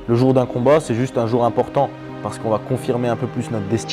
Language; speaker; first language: French; early bilingual, other home language; Chechen